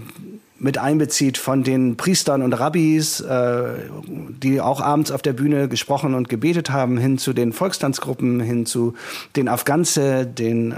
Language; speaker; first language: German; native; German